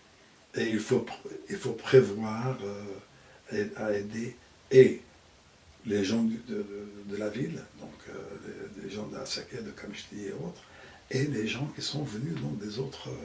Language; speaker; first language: French; non-native, fluent; Arabic